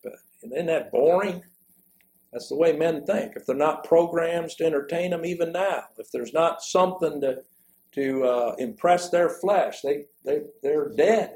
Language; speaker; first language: English; native; English